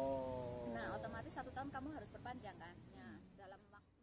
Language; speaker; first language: Indonesian; native; Indonesian